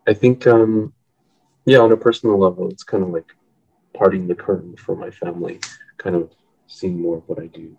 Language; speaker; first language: English; native; English